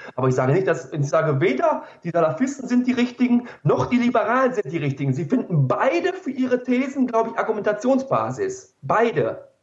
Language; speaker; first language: German; native; German